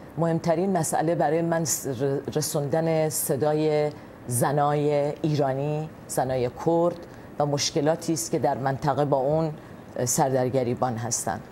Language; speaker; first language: Persian; non-native, local second language; Kurdish